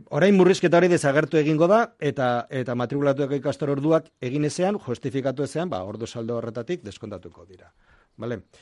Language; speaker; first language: Basque; non-native, local second language; Spanish